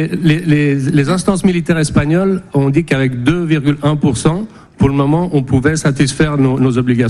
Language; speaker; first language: French; non-native, fluent; Spanish